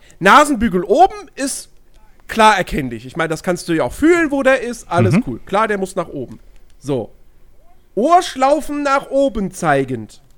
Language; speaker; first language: German; early bilingual, other home language; Turkish